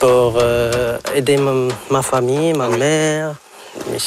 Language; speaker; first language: French; non-native, local second language; Arabic